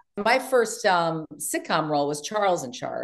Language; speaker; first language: English; native; English